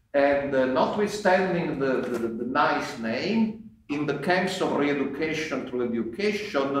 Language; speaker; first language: English; non-native, fluent; Italian